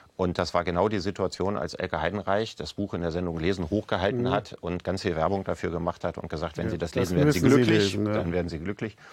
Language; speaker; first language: German; native; German